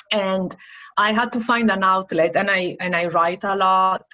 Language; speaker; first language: English; non-native, fluent; Italian